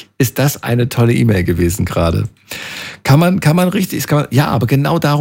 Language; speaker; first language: German; native; German